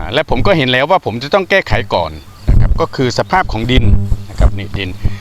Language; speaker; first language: Thai; non-native, local second language; Khmer